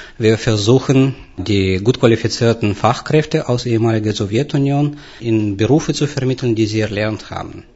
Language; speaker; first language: German; non-native, fluent; Russian